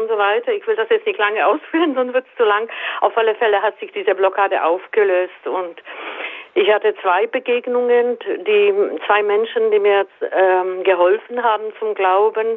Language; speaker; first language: German; native; German